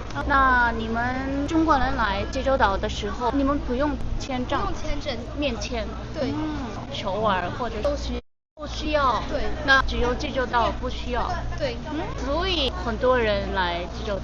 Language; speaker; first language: Chinese; non-native, learner; Korean